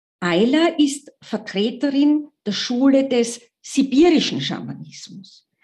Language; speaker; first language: German; native; German